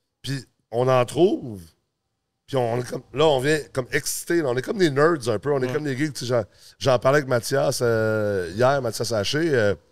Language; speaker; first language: French; early bilingual, other home language; English